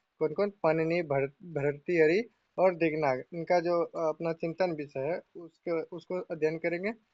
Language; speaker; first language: Hindi; native; Hindi